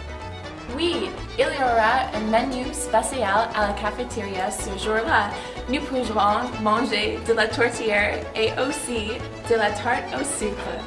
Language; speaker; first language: French; non-native, learner; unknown